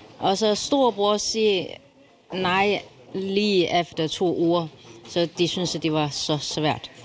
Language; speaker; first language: Danish; non-native, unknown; Chinese